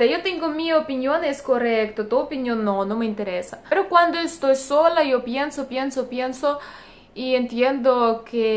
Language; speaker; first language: Spanish; non-native, learner; Russian